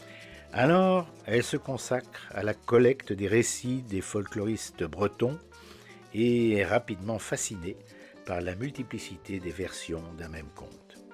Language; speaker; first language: French; native; French